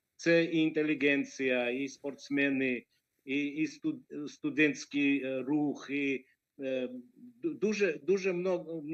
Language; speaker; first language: Ukrainian; non-native, fluent; Georgian